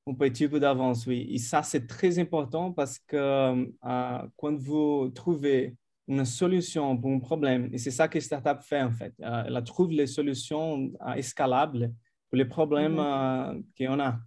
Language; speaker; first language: French; non-native, fluent; Portuguese